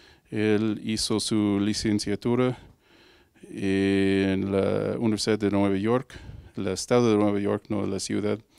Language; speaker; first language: Spanish; native; Spanish